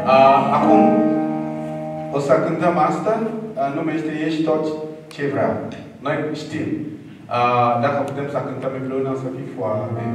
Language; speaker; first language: Romanian; non-native, learner; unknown